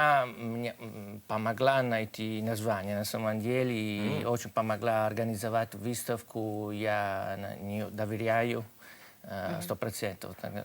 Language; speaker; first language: Russian; non-native, fluent; Italian